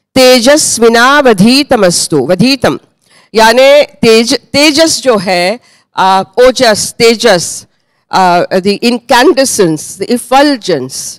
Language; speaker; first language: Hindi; non-native, local second language; Gujarati